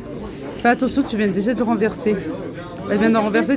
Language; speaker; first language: French; native; French